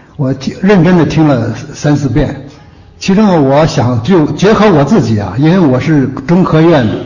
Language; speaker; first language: Chinese; native; Chinese